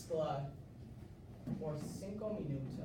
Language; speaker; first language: Spanish; non-native, learner; English